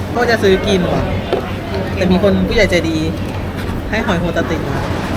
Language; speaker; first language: Thai; native; Thai